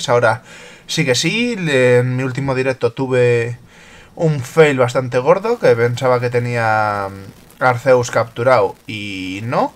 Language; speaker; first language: Spanish; native; Spanish